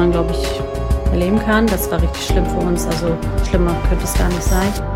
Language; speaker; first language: German; native; German